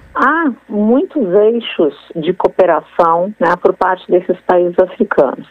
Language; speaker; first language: Portuguese; native; Portuguese